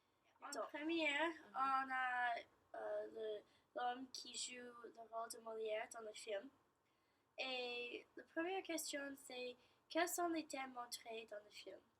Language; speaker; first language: French; non-native, learner; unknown